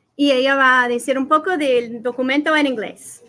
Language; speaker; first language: Spanish; non-native, fluent; English